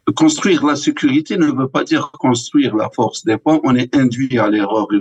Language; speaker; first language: French; non-native, local second language; Arabic